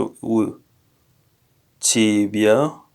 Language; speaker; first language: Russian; non-native, fluent; English